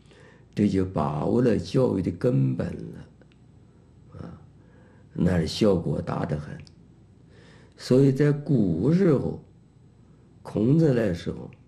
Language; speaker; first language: Chinese; native; Chinese